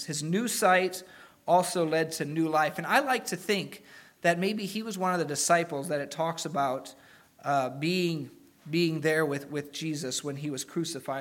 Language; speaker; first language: English; native; English